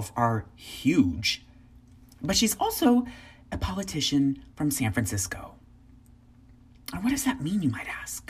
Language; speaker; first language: English; native; English